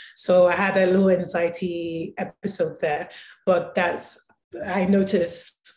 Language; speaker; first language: English; native; English